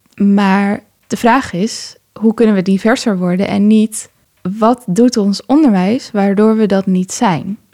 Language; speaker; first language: Dutch; early bilingual, other home language; Persian